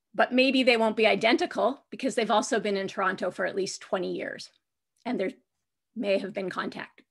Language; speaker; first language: English; native; English